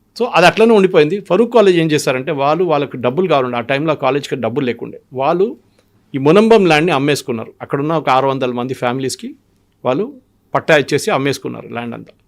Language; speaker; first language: Telugu; non-native, local second language; Malayalam